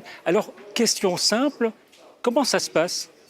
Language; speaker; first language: French; native; French